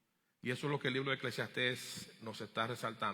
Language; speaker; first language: Spanish; native; Spanish